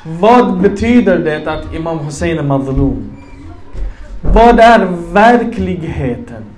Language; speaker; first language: Swedish; non-native, fluent; Arabic